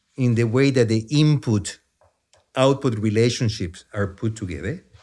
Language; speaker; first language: English; non-native, fluent; Spanish